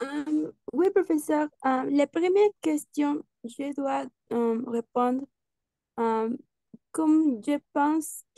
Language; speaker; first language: French; non-native, learner; Spanish